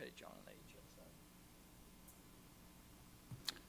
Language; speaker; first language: English; native; English